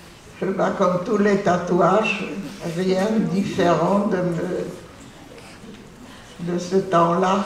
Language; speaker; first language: French; non-native, fluent; Polish